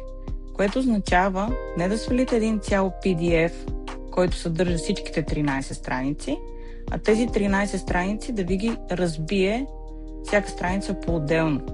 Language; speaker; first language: Bulgarian; native; Bulgarian